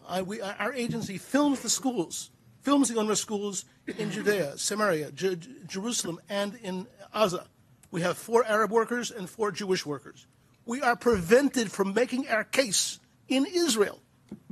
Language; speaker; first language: English; native; English